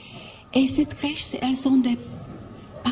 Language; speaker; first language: French; non-native, fluent; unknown